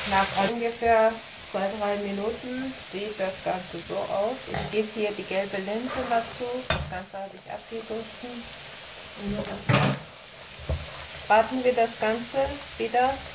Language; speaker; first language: German; non-native, fluent; Persian